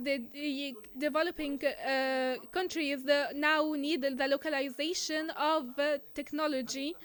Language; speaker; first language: English; non-native, fluent; Arabic